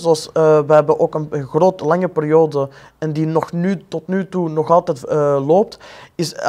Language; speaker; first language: Dutch; non-native, fluent; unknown